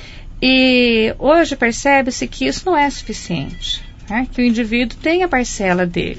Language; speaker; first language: Portuguese; native; Portuguese